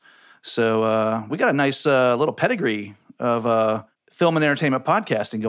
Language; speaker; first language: English; native; English